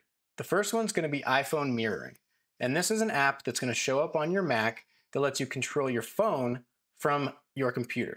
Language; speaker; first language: English; native; English